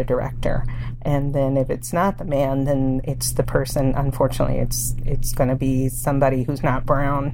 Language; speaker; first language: English; early bilingual, other home language; Spanish